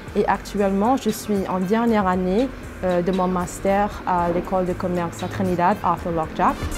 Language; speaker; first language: French; non-native, fluent; English